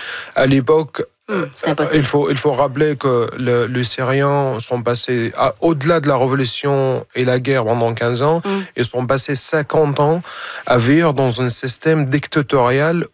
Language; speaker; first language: French; non-native, fluent; Arabic